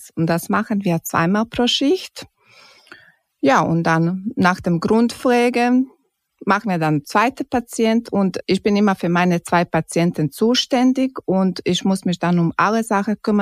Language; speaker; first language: German; non-native, fluent; Croatian